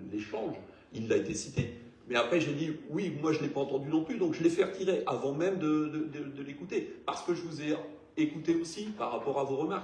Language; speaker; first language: French; native; French